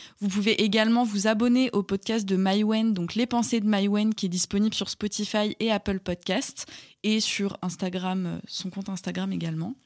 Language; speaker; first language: French; native; French